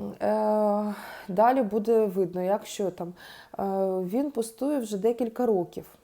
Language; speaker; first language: Ukrainian; non-native, local second language; Russian